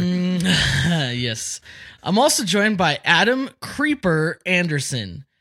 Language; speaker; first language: English; native; English